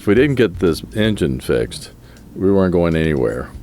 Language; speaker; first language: English; native; English